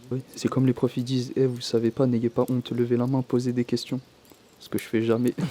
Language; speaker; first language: French; early bilingual, other home language; Kabyle